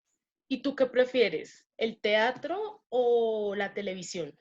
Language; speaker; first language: Spanish; native; Spanish